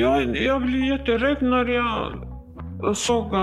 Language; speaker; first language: Swedish; non-native, learner; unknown